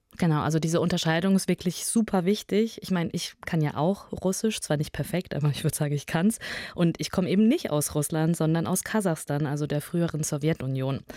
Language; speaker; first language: German; early bilingual, other home language; Russian